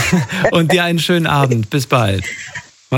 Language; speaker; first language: German; native; German